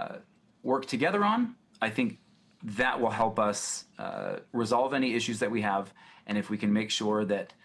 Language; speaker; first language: English; native; English